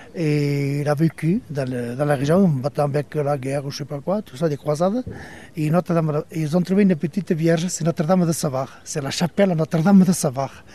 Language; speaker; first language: French; non-native, fluent; Portuguese